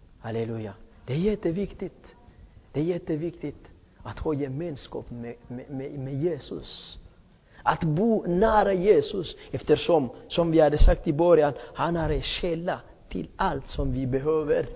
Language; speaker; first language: Swedish; non-native, fluent; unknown